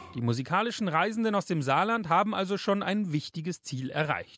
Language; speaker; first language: German; native; German